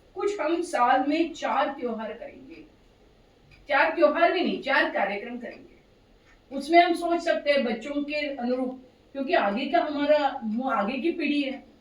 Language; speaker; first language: Hindi; non-native, local second language; Marathi